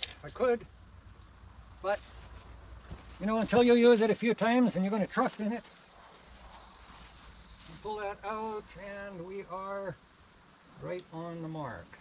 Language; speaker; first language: English; native; English